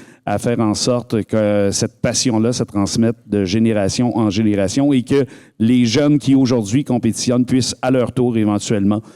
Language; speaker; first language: French; native; French